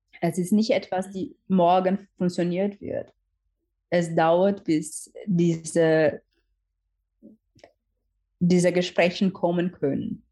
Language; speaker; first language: German; non-native, learner; Portuguese